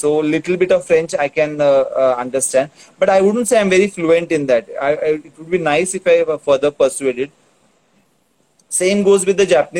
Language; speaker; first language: English; non-native, local second language; Tulu